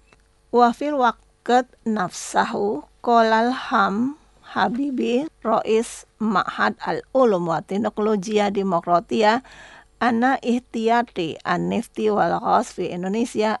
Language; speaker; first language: Arabic; non-native, fluent; Indonesian